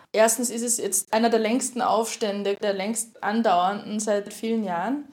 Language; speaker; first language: German; native; German